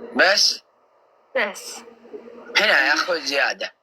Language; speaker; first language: Arabic; non-native, learner; Oromo